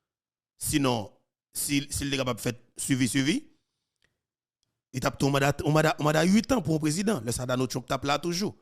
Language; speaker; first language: French; non-native, local second language; Haitian Creole